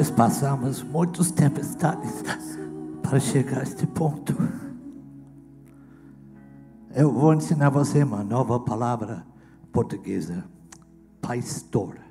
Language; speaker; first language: Portuguese; non-native, fluent; English